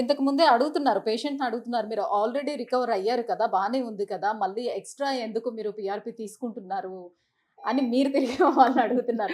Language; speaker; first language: Telugu; native; Telugu